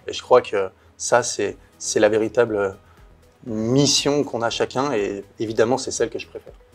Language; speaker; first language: French; native; French